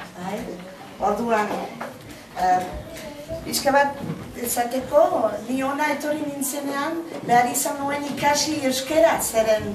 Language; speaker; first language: Basque; non-native, local second language; French